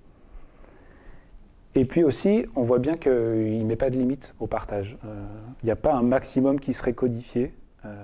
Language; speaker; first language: French; native; French